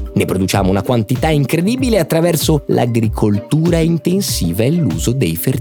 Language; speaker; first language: Italian; native; Italian